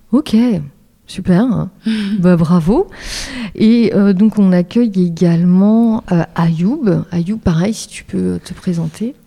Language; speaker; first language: French; native; French